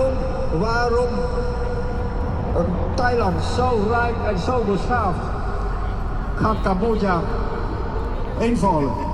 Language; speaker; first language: Dutch; non-native, learner; Khmer